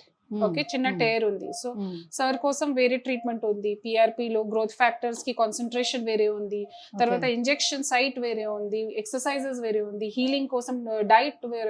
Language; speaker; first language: Telugu; non-native, fluent; Hindi